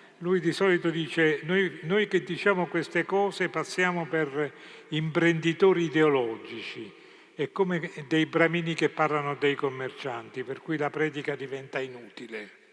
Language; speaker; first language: Italian; native; Italian